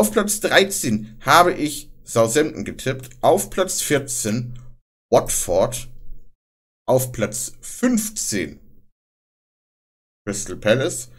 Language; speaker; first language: German; native; German